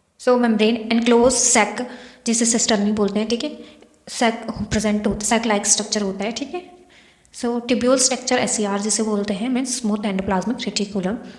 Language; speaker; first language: Hindi; native; Hindi